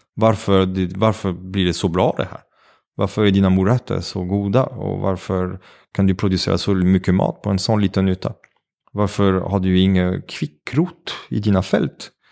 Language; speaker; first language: Swedish; non-native, fluent; French